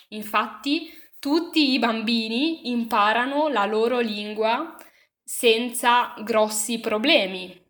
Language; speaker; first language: Italian; native; Italian